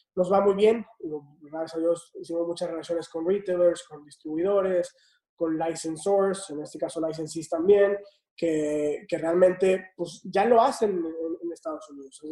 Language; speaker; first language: Spanish; native; Spanish